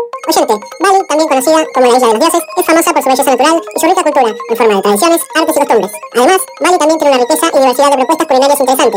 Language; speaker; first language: Spanish; non-native, fluent; Indonesian